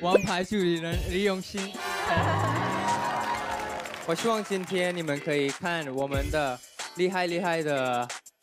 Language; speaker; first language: Chinese; non-native, learner; Thai